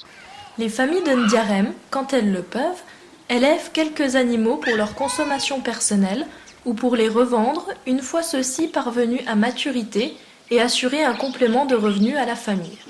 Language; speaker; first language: French; native; French